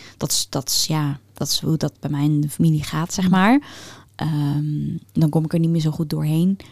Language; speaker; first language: Dutch; early bilingual, other home language; Turkish